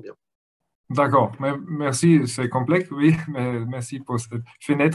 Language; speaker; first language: French; non-native, fluent; German